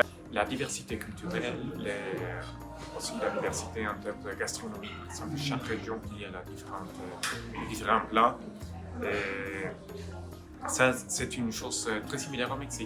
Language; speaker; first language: French; non-native, fluent; Spanish